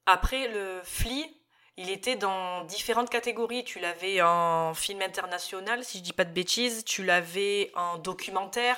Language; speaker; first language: French; native; French